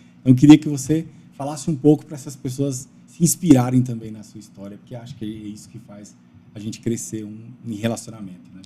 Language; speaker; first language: Portuguese; native; Portuguese